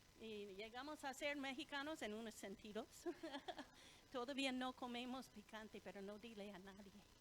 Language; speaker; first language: Spanish; non-native, fluent; English